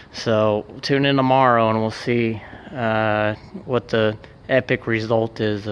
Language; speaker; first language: English; native; English